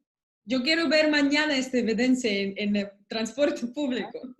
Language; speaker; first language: Spanish; non-native, learner; Russian